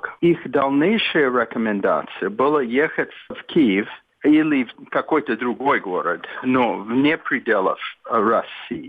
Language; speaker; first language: Russian; non-native, fluent; English